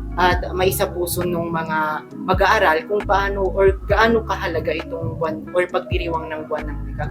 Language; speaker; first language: Filipino; non-native, local second language; Iloko